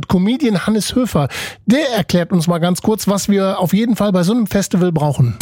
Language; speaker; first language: German; native; German